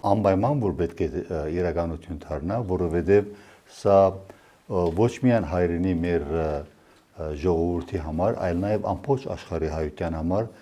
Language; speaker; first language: Armenian; early bilingual, heritage; Armenian